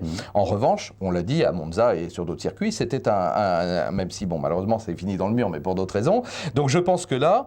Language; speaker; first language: French; native; French